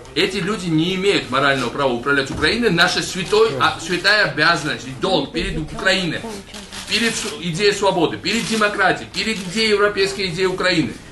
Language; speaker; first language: Russian; non-native, local second language; Georgian